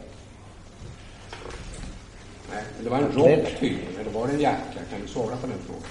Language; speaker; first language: Swedish; native; Swedish